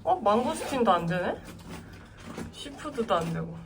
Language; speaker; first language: Korean; native; Korean